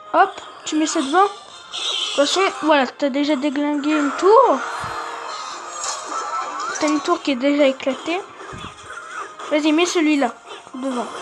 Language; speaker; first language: French; native; French